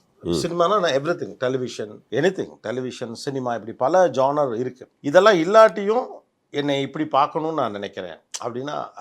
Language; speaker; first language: Tamil; native; Tamil